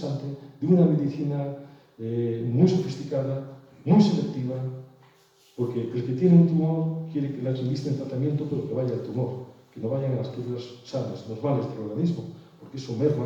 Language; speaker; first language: Spanish; native; Spanish